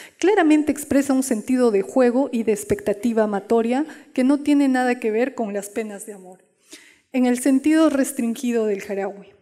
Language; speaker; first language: Spanish; non-native, local second language; Quechua